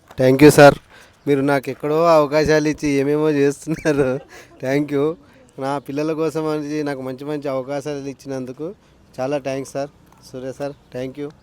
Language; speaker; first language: Telugu; native; Telugu